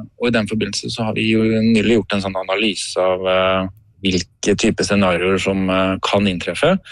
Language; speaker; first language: Norwegian; native; Norwegian